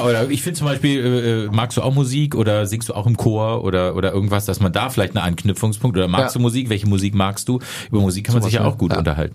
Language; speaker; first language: German; native; German